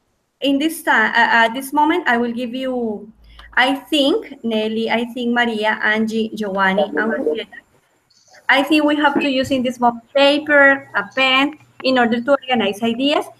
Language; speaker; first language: English; non-native, learner; Spanish